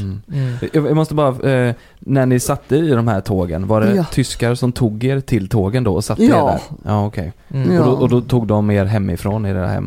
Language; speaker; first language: Swedish; native; Swedish